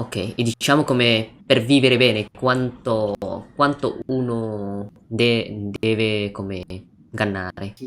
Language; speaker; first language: Italian; non-native, learner; Indonesian